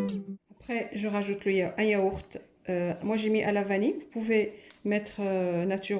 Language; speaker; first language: French; non-native, local second language; Arabic